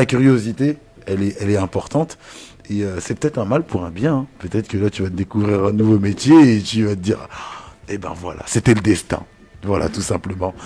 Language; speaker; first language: French; native; French